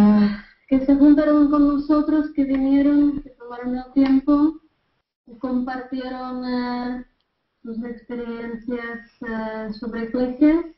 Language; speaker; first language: Spanish; non-native, fluent; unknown